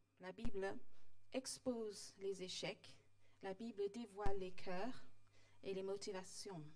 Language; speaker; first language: French; non-native, fluent; English